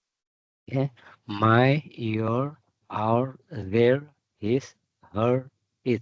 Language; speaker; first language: English; non-native, learner; Indonesian